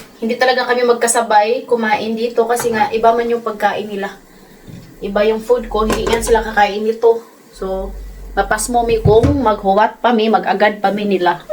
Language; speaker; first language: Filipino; non-native, local second language; Cebuano